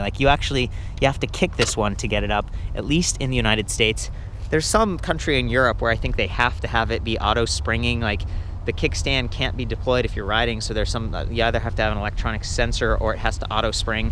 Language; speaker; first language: English; native; English